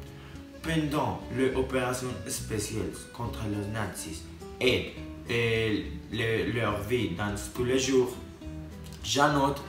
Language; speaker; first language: French; non-native, learner; Spanish